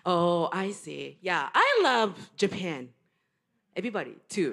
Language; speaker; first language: English; non-native, learner; Japanese